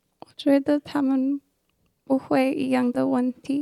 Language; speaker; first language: Chinese; non-native, learner; English